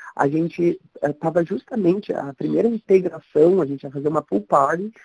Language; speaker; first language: Portuguese; native; Portuguese